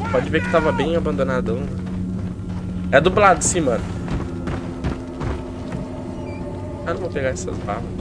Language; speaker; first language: Portuguese; native; Portuguese